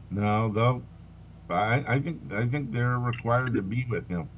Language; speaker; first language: English; native; English